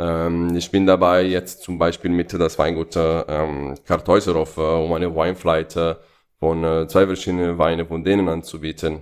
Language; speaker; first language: German; non-native, fluent; Italian